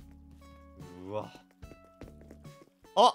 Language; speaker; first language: Japanese; native; Japanese